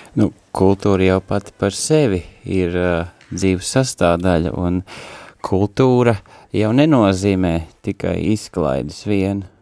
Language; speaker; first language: Latvian; native; Latvian